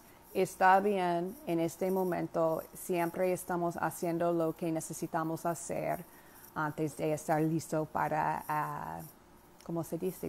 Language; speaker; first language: Spanish; non-native, fluent; English